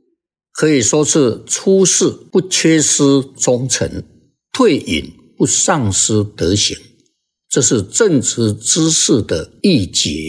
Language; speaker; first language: Chinese; native; Chinese